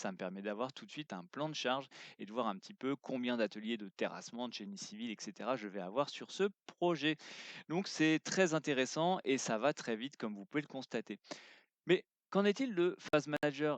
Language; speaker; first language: French; native; French